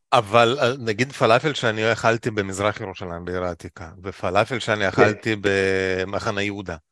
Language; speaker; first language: Hebrew; non-native, fluent; Russian